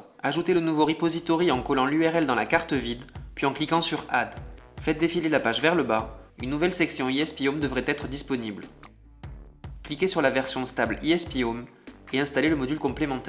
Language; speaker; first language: French; native; French